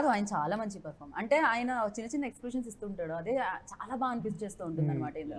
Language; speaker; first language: Telugu; native; Telugu